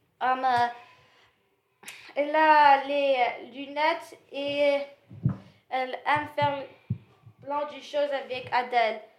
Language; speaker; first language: French; non-native, learner; English